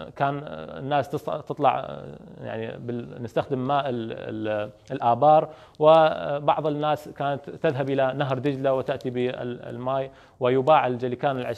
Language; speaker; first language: Arabic; native; Arabic